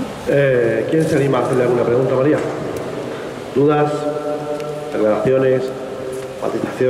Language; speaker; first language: Spanish; native; Spanish